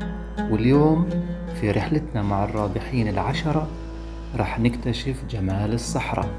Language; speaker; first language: Arabic; native; Arabic